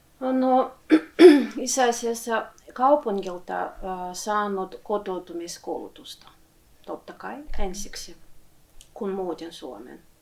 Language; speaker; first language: Finnish; non-native, fluent; Russian